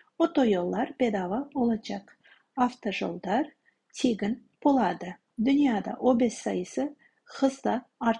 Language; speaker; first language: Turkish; non-native, fluent; Kazakh